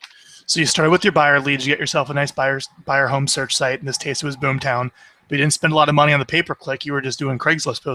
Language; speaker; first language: English; native; English